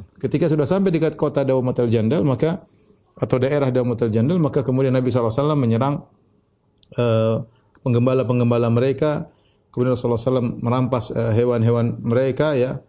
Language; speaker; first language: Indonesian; native; Indonesian